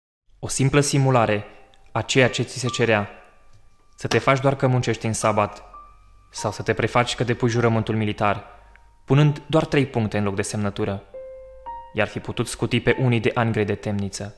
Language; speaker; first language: Romanian; native; Romanian